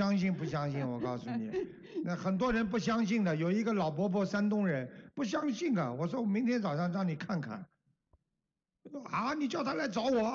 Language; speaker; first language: Chinese; native; Chinese